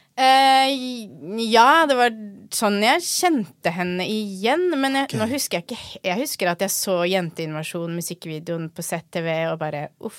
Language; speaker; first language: Norwegian; native; Norwegian